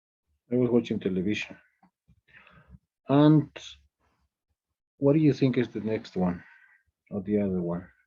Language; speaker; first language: English; non-native, fluent; Spanish